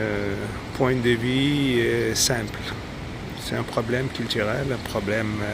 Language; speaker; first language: French; non-native, fluent; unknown